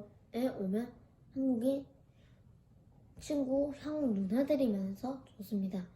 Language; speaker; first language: Korean; early bilingual, heritage; Korean